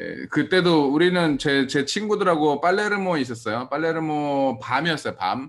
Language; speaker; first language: Korean; early bilingual, heritage; Korean